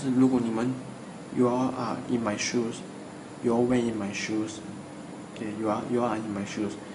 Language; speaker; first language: English; non-native, local second language; Chinese